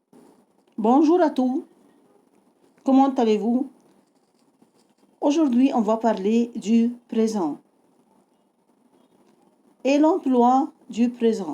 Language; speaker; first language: French; non-native, fluent; Arabic